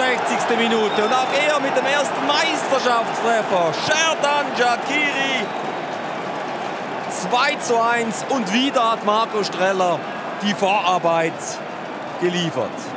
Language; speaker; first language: German; native; German